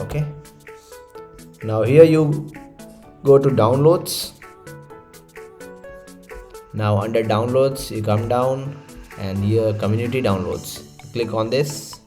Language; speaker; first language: English; non-native, local second language; Hindi